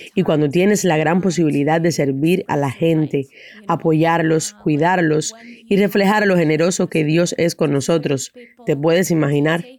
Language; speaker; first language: Spanish; non-native, fluent; Ukrainian